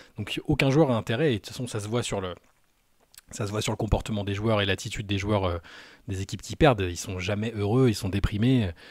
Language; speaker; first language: French; native; French